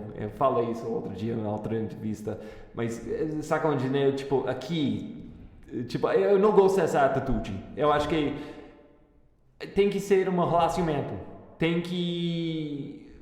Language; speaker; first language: Portuguese; non-native, fluent; English